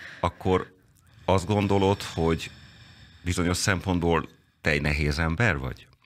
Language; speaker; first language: Hungarian; native; Hungarian